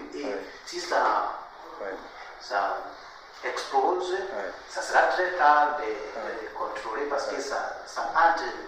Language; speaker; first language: French; non-native, learner; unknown